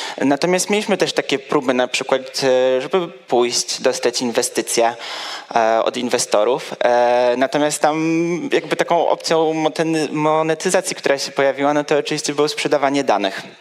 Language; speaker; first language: Polish; native; Polish